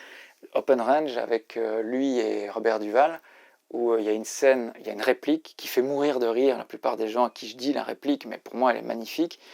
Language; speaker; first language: French; native; French